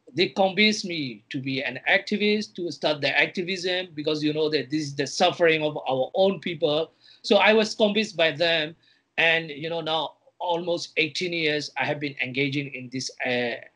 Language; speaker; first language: English; non-native, fluent; Burmese